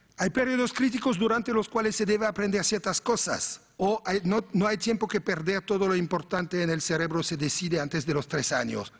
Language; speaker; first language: Spanish; non-native, fluent; French